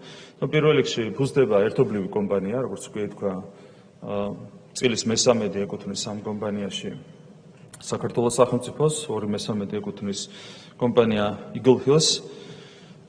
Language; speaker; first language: Georgian; native; Georgian